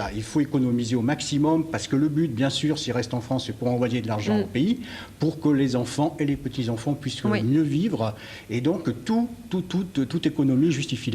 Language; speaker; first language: French; native; French